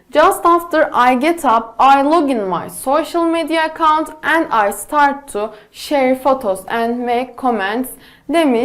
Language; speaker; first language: English; non-native, fluent; Turkish